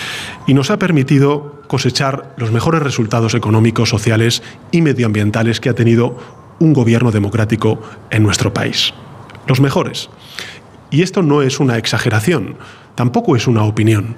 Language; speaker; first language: Spanish; native; Spanish